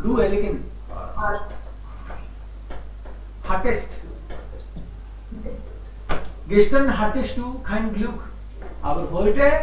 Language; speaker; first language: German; non-native, fluent; Hindi